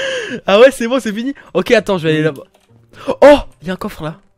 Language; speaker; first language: French; native; French